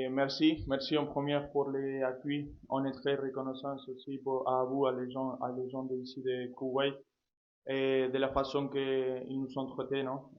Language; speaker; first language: French; non-native, fluent; Spanish